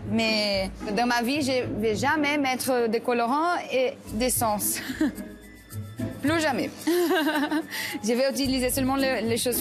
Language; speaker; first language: French; non-native, learner; Portuguese